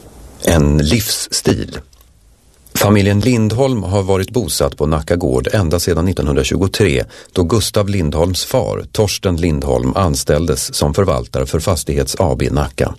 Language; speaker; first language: Swedish; native; Swedish